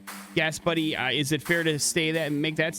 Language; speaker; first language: English; native; English